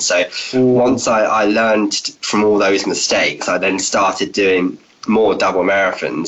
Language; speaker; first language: English; native; English